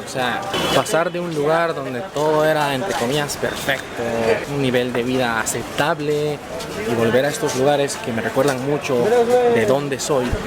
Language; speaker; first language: Spanish; native; Spanish